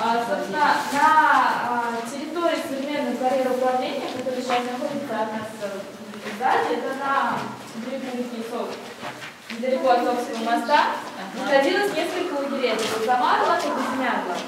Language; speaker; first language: Russian; native; Russian